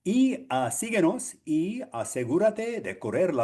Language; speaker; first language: Spanish; non-native, learner; English